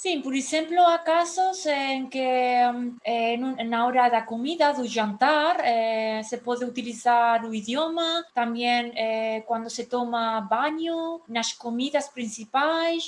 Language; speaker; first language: Portuguese; non-native, fluent; Spanish